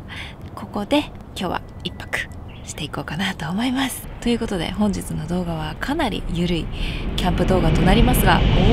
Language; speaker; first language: Japanese; native; Japanese